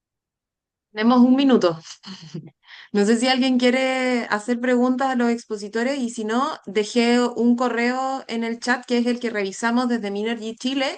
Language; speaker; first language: Spanish; native; Spanish